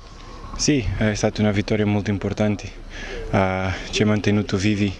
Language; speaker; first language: Italian; non-native, fluent; Portuguese